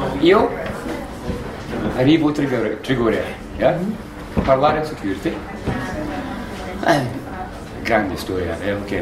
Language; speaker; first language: Italian; non-native, learner; English